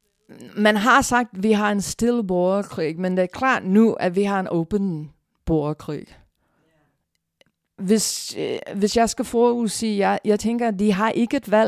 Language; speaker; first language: Danish; non-native, fluent; English